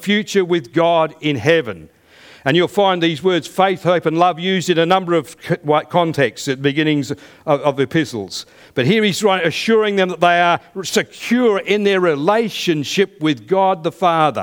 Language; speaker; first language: English; native; English